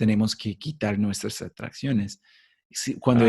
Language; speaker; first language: Spanish; non-native, fluent; English